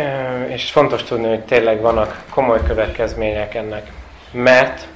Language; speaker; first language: Hungarian; non-native, fluent; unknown